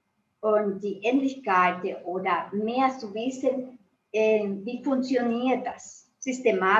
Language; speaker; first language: German; non-native, fluent; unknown